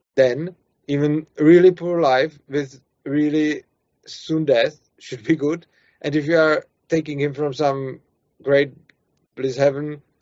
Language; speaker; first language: English; non-native, fluent; Czech